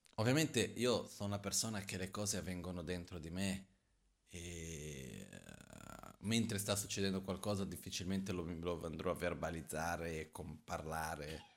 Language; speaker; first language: Italian; non-native, fluent; Portuguese